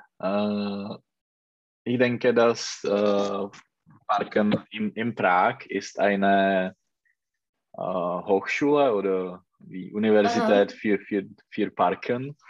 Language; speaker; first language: German; non-native, learner; Czech